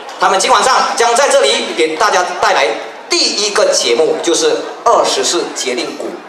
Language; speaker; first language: Chinese; native; Chinese